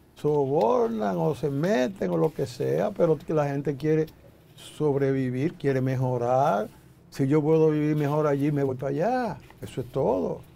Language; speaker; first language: Spanish; native; Spanish